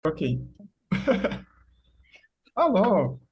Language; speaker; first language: French; non-native, fluent; Portuguese